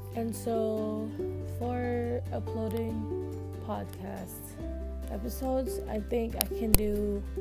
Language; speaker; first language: English; non-native, local second language; Filipino